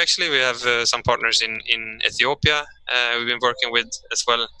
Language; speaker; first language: English; non-native, fluent; Swedish